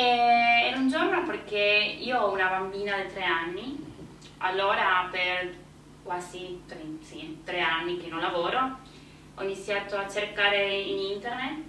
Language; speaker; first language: Italian; non-native, fluent; Spanish